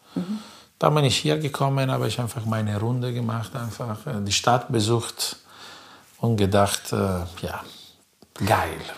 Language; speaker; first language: German; non-native, fluent; Italian